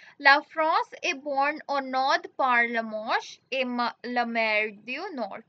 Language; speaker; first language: French; non-native, fluent; Hindi